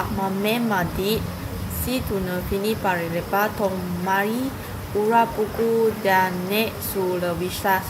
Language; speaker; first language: French; non-native, learner; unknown